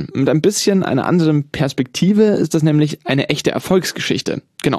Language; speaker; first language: German; native; German